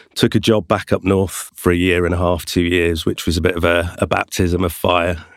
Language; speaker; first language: English; native; English